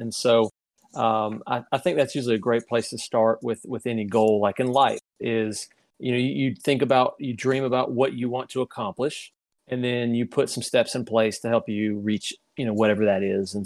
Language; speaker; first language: English; native; English